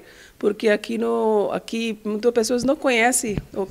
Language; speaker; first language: Portuguese; non-native, learner; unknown